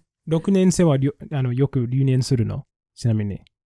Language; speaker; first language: Japanese; non-native, fluent; English